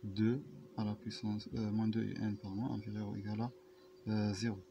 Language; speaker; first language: French; non-native, local second language; Arabic